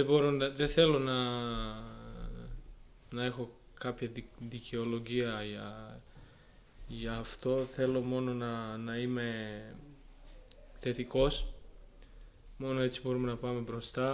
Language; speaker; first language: Greek; non-native, fluent; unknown